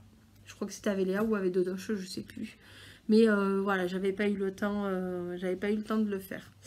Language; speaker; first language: French; native; French